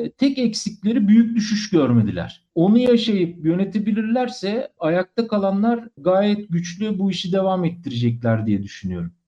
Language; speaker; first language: Turkish; native; Turkish